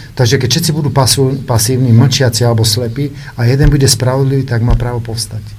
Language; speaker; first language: Slovak; native; Slovak